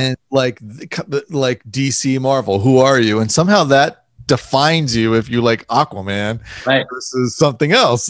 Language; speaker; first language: English; native; English